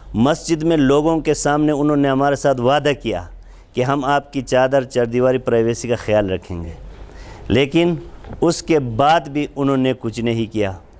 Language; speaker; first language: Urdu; non-native, local second language; Khowar